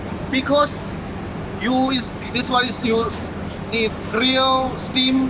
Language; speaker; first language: English; non-native, learner; Thai